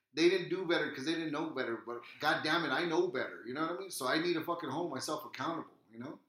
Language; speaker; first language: English; native; English